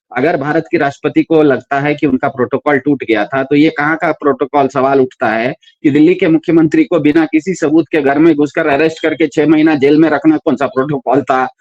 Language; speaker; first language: Hindi; non-native, local second language; Kannada